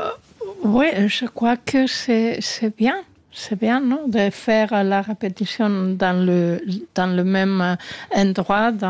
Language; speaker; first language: French; non-native, fluent; Spanish